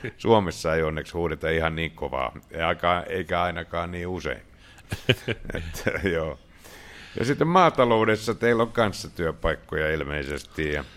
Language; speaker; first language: Finnish; native; Finnish